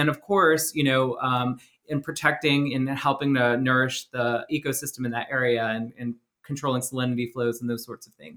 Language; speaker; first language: English; native; English